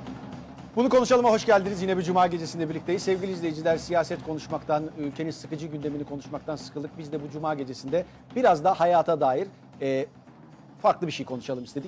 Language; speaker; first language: Turkish; native; Turkish